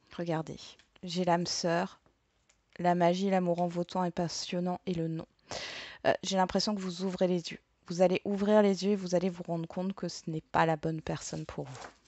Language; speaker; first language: French; native; French